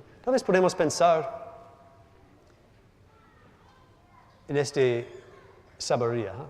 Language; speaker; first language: Spanish; non-native, learner; English